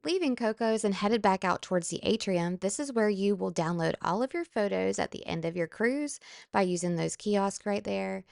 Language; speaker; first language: English; native; English